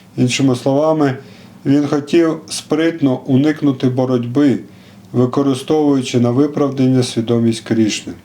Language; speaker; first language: Ukrainian; non-native, local second language; Russian